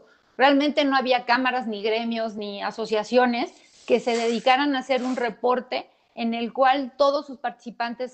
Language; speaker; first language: Spanish; native; Spanish